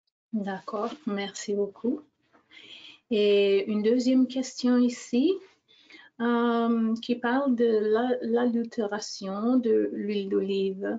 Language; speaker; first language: French; non-native, fluent; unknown